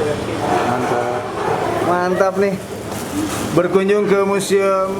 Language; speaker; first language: Indonesian; native; Indonesian